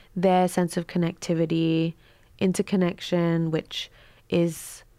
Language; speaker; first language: English; native; English